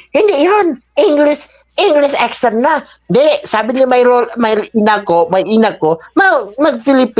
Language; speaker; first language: Filipino; non-native, learner; Indonesian